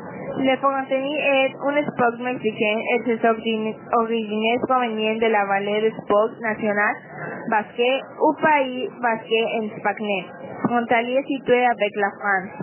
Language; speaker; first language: French; non-native, learner; Spanish